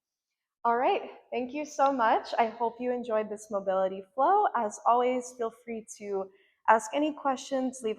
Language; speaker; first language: English; native; English